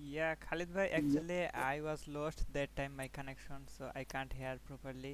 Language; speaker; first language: English; non-native, learner; Bangla